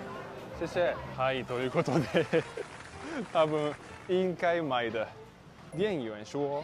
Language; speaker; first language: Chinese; non-native, learner; Japanese